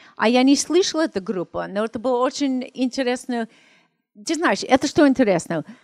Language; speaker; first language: Russian; non-native, learner; English